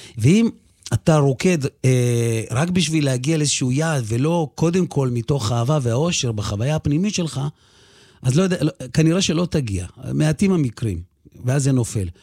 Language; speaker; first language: Hebrew; early bilingual, other home language; Russian